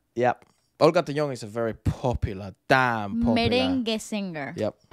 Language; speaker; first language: English; non-native, fluent; Spanish